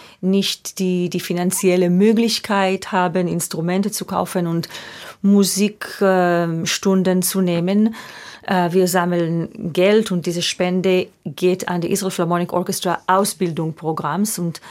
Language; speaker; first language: German; non-native, fluent; Hebrew